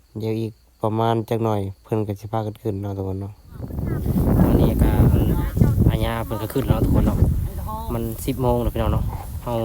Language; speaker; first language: Thai; non-native, local second language; Lao